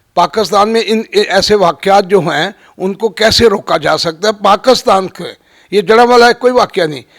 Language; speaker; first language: Urdu; non-native, local second language; Punjabi